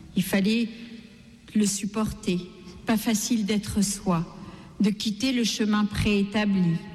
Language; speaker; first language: French; non-native, local second language; Gujarati